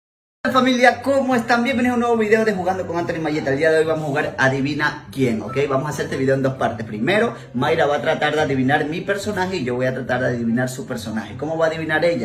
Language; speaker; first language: Spanish; native; Spanish